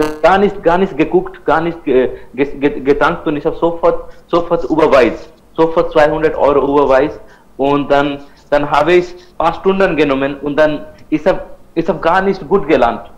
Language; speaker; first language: German; non-native, learner; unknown